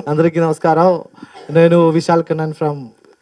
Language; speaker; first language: Telugu; non-native, learner; Malayalam